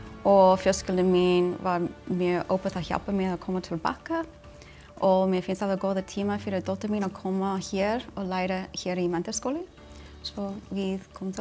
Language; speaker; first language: Icelandic; non-native, learner; English